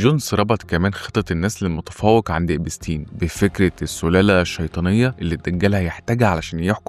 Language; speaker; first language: Arabic; native; Arabic